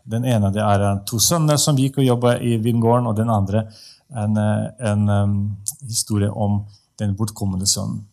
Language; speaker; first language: Norwegian; non-native, fluent; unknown